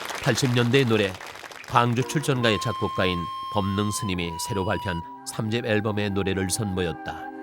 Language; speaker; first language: Korean; native; Korean